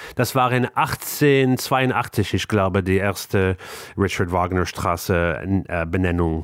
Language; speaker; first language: German; non-native, learner; English